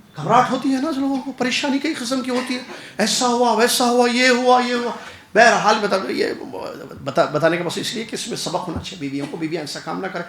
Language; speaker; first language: Urdu; native; Urdu